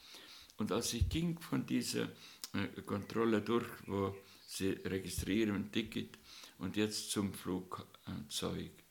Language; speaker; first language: German; non-native, learner; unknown